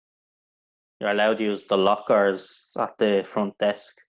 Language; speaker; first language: English; native; English